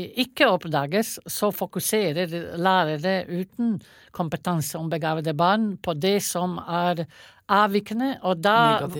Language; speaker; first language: Norwegian; non-native, fluent; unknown